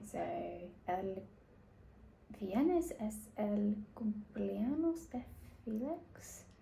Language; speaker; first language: Spanish; non-native, learner; English